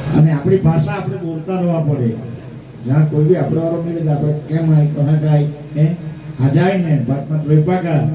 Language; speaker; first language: Gujarati; non-native, local second language; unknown